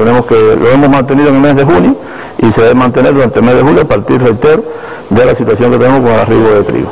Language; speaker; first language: Spanish; native; Spanish